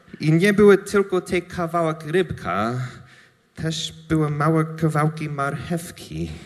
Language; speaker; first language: Polish; non-native, learner; English